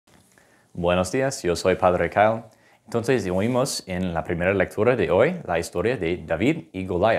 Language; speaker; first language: Spanish; non-native, fluent; English